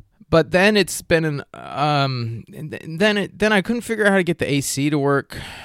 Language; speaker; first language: English; native; English